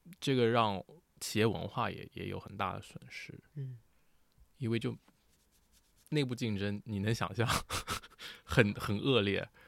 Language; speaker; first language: Chinese; early bilingual, heritage; Chinese